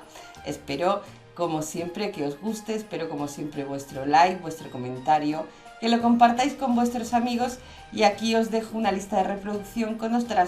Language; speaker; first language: Spanish; native; Spanish